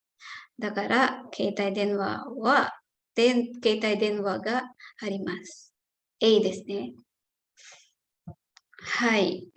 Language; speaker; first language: Japanese; non-native, fluent; Indonesian